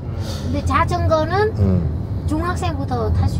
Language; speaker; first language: Korean; non-native, fluent; Vietnamese